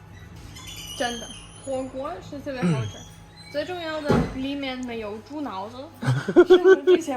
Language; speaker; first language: Chinese; non-native, fluent; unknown